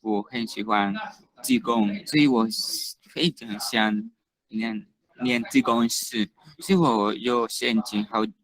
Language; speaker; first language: Chinese; non-native, learner; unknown